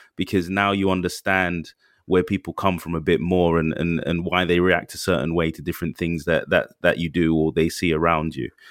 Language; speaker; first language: English; native; English